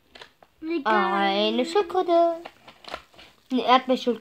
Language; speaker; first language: German; native; German